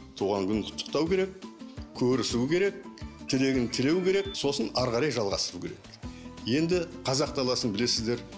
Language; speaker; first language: Kazakh; native; Kazakh